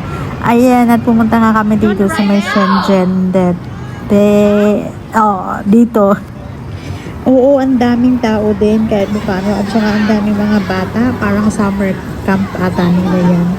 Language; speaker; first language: Filipino; native; Filipino